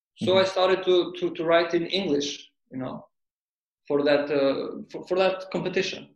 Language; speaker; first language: English; non-native, fluent; Albanian